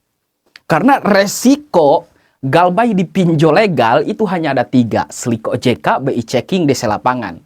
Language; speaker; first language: Indonesian; native; Indonesian